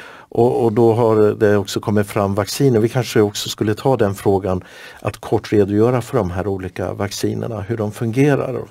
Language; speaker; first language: Swedish; native; Swedish